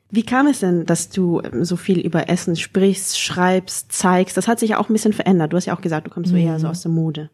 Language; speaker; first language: German; early bilingual, other home language; Vietnamese